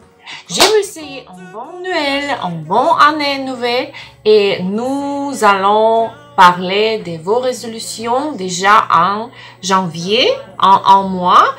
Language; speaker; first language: French; non-native, learner; Russian